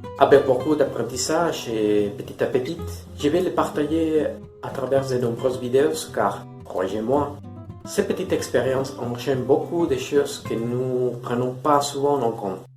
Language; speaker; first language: French; non-native, fluent; Spanish